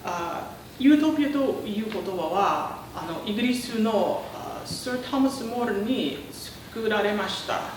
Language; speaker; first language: Japanese; non-native, fluent; English